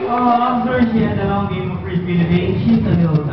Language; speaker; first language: English; non-native, local second language; Filipino